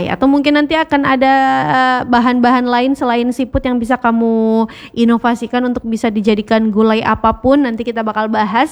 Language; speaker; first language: Indonesian; native; Indonesian